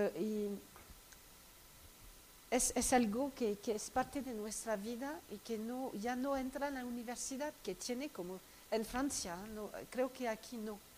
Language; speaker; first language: Spanish; non-native, fluent; French